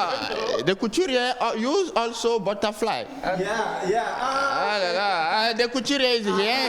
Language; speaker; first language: English; non-native, learner; French